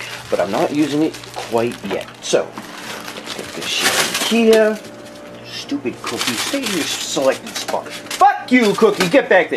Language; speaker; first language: English; native; English